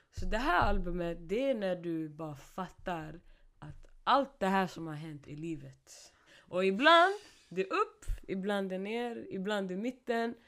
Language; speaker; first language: Swedish; early bilingual, other home language; Somali